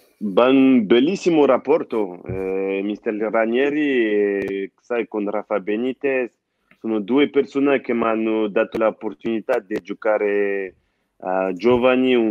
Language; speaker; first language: Italian; non-native, fluent; French